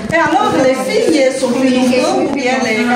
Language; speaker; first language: French; non-native, fluent; Chinese